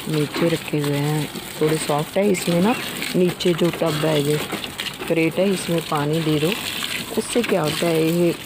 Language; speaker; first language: Hindi; non-native, local second language; Punjabi